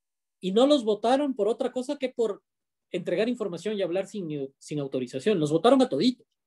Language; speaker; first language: Spanish; native; Spanish